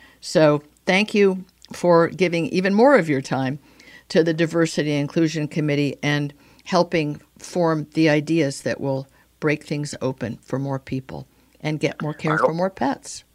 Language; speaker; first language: English; native; English